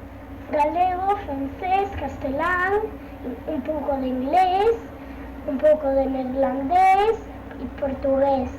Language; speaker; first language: Galician; early bilingual, heritage; Galician